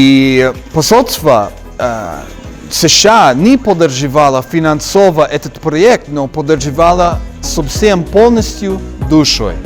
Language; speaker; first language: Russian; non-native, fluent; English